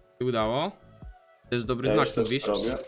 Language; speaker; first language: Polish; native; Polish